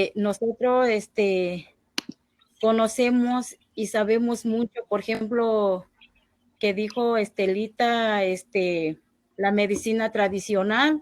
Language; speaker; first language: Spanish; non-native, local second language; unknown